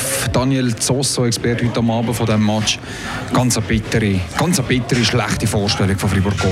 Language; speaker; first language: German; native; German